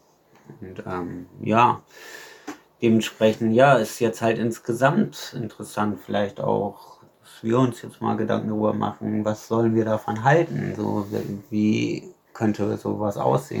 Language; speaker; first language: German; native; German